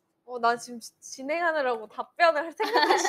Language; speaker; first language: Korean; native; Korean